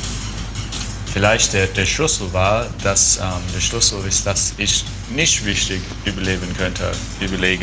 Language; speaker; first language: German; non-native, fluent; English